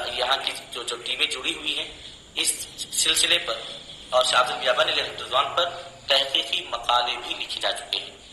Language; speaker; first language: Urdu; native; Urdu